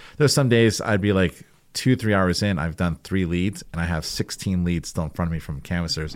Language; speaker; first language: English; native; English